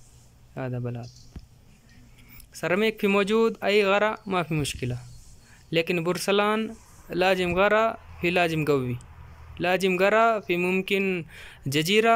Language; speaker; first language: Arabic; non-native, learner; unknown